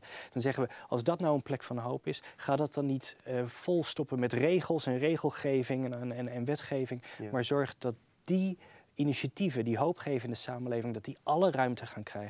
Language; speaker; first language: Dutch; native; Dutch